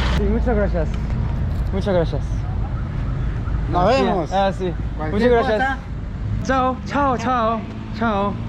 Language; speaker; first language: Spanish; non-native, learner; Korean